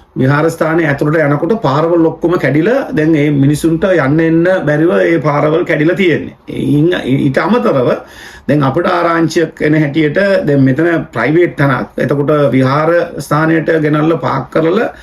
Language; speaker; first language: Sinhala; non-native, local second language; Tamil